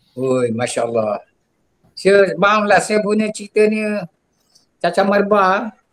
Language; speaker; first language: Malay; non-native, local second language; Javanese